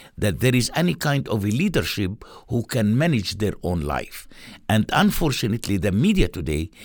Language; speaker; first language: English; non-native, fluent; Arabic